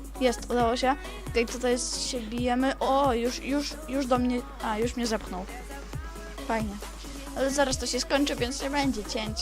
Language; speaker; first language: Polish; native; Polish